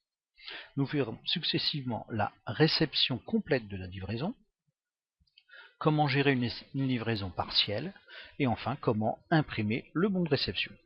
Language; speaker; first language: French; native; French